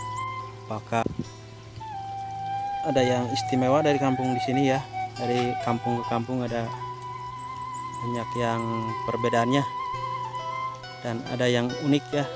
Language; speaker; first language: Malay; non-native, local second language; Sundanese